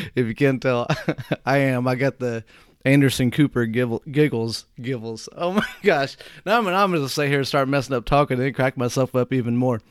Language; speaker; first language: English; native; English